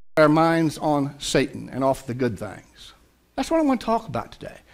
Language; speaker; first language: English; native; English